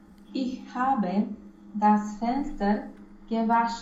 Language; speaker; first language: German; non-native, learner; Romanian